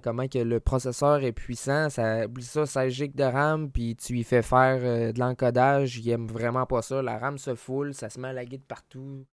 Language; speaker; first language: French; native; French